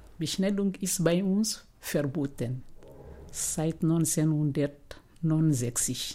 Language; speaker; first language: German; non-native, learner; Mandingo